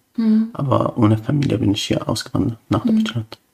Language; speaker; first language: German; non-native, fluent; Arabic